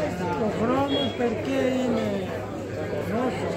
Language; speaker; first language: Italian; non-native, learner; Filipino